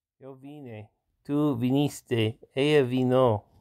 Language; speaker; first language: Spanish; non-native, learner; English